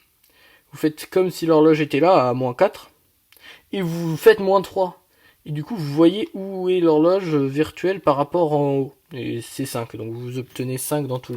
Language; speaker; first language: French; native; French